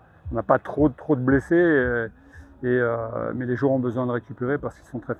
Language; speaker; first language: French; native; French